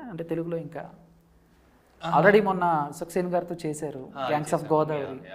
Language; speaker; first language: Telugu; native; Telugu